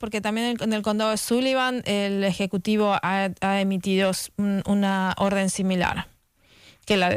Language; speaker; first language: Spanish; native; Spanish